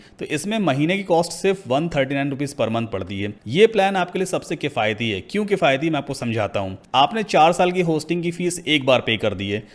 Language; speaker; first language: Hindi; native; Hindi